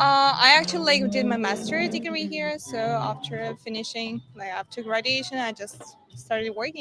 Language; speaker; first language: English; non-native, learner; Ukrainian